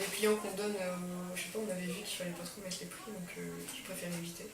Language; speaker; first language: French; native; French